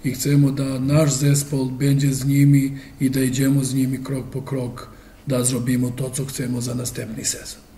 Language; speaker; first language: Polish; non-native, learner; Serbian